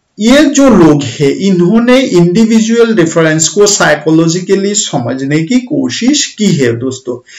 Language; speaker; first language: Hindi; non-native, local second language; Bangla